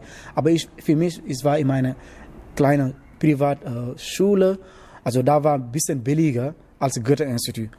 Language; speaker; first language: German; non-native, learner; Wolof